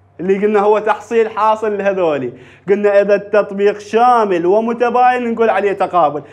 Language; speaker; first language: Arabic; native; Arabic